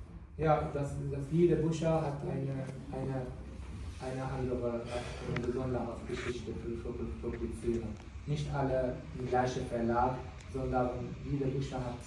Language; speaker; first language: German; non-native, learner; Kurdish